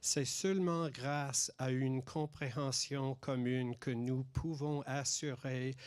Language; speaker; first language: French; non-native, local second language; English